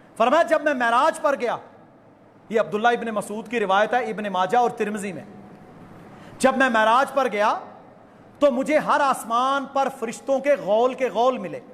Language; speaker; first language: Urdu; non-native, local second language; Punjabi